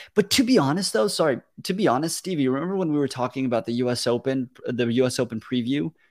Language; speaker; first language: English; early bilingual, other home language; Russian